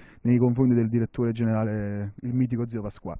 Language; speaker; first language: Italian; native; Italian